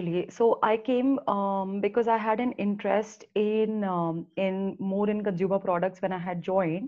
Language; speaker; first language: English; non-native, local second language; Hindi